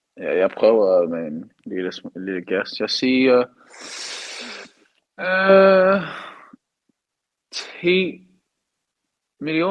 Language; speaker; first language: Danish; early bilingual, heritage; English